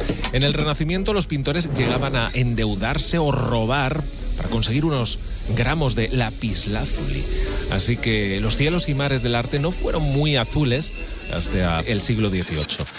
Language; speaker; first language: Spanish; native; Spanish